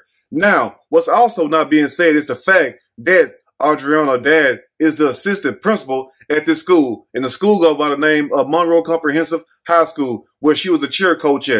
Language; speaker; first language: English; native; English